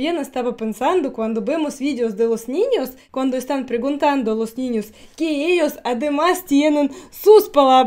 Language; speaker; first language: Spanish; non-native, learner; Russian